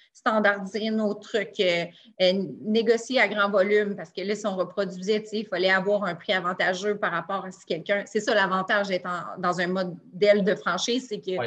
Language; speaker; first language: French; native; French